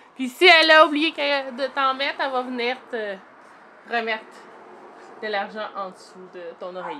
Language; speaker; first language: French; native; French